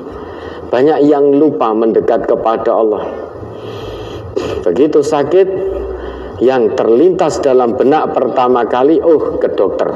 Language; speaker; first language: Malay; non-native, local second language; Javanese